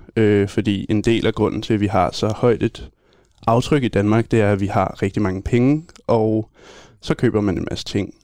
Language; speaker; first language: Danish; native; Danish